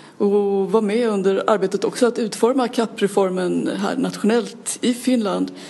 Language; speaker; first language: Swedish; native; Swedish